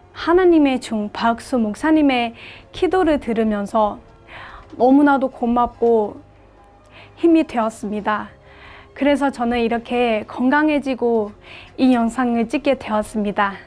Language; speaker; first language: Korean; non-native, fluent; Burmese